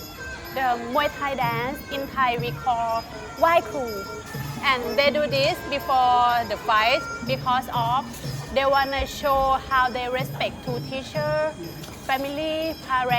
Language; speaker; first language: English; non-native, fluent; Thai